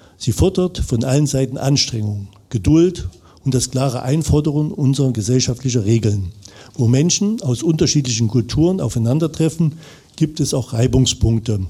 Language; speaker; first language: German; native; German